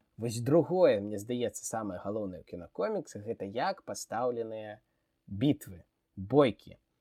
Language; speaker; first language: Belarusian; non-native, local second language; Russian